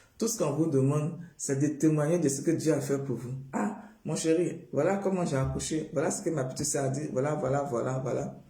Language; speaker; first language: French; non-native, local second language; Baoulé